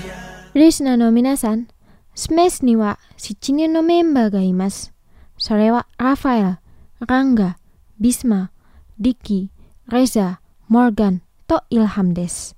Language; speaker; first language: Japanese; non-native, fluent; Indonesian